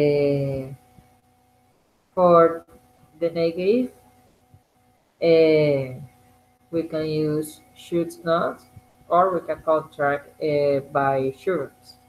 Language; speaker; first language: English; non-native, learner; Spanish